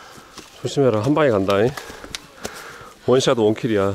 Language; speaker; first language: Korean; native; Korean